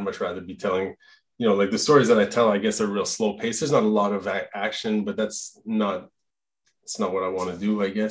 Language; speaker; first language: English; non-native, fluent; French